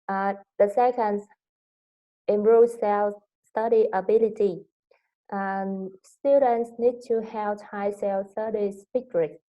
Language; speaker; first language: English; non-native, learner; Vietnamese